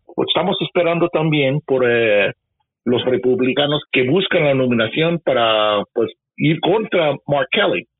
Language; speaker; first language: Spanish; early bilingual, heritage; Spanish